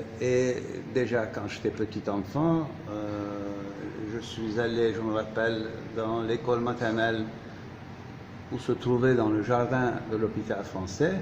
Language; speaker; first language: French; non-native, fluent; Turkish